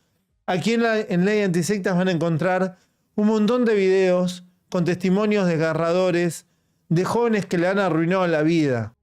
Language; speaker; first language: Spanish; native; Spanish